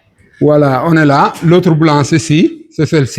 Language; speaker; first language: French; non-native, local second language; Wolof